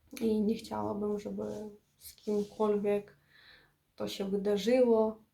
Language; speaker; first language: Polish; non-native, fluent; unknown